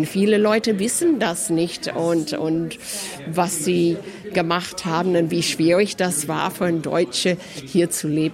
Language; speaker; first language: German; early bilingual, heritage; German